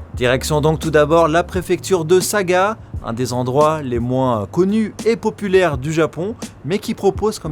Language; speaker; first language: French; native; French